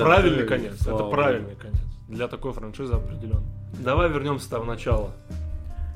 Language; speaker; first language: Russian; native; Russian